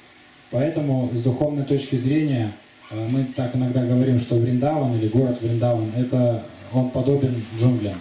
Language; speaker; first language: Russian; native; Russian